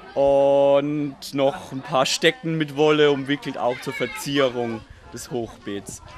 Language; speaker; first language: German; native; German